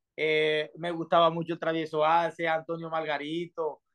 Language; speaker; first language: Spanish; native; Spanish